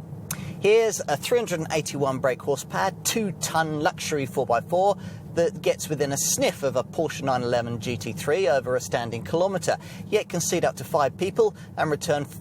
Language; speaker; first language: English; native; English